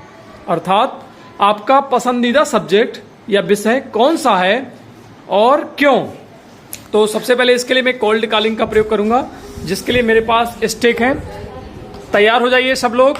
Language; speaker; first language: Hindi; native; Hindi